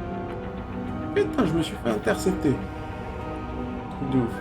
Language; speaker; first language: French; native; French